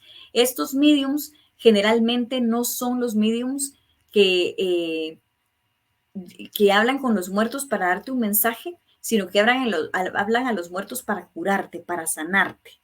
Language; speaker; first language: Spanish; native; Spanish